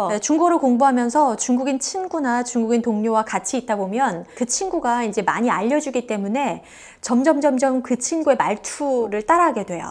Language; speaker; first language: Korean; native; Korean